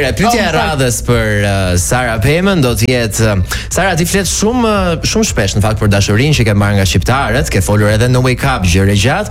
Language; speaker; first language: Albanian; native; Albanian